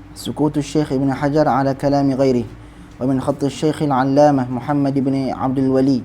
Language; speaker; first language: Arabic; non-native, fluent; Malay